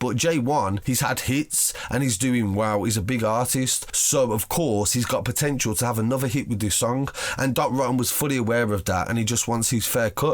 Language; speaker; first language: English; native; English